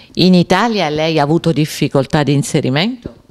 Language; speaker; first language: Italian; non-native, fluent; Spanish